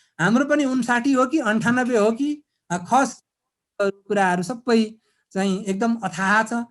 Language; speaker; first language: Nepali; non-native, local second language; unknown